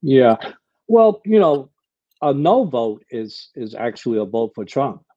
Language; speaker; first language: English; native; English